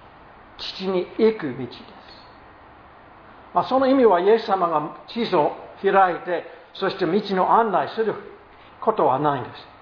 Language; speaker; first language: Japanese; non-native, fluent; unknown